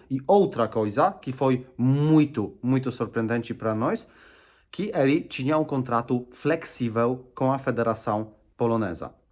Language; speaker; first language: Portuguese; non-native, fluent; Polish